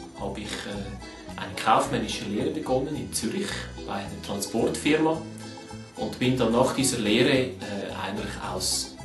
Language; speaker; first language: German; native; German